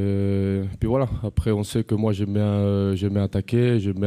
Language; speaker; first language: French; non-native, fluent; Spanish